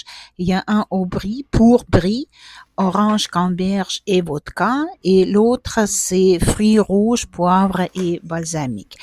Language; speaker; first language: French; non-native, fluent; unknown